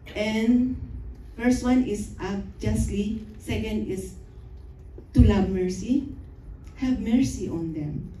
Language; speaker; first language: English; non-native, local second language; Filipino